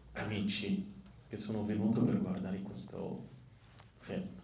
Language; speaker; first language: Italian; non-native, fluent; Arabic